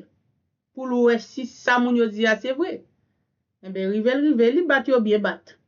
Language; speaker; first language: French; non-native, learner; Haitian Creole